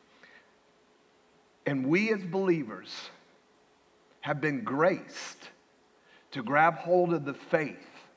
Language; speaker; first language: English; native; English